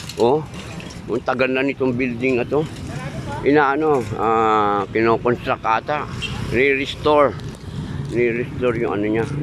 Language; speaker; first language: Filipino; non-native, local second language; Waray